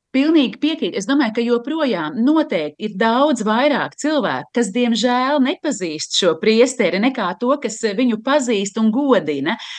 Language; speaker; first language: Latvian; native; Latvian